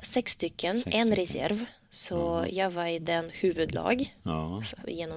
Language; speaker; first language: Swedish; non-native, learner; Russian